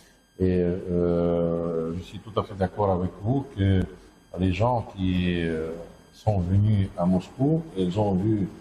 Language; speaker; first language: French; non-native, fluent; Russian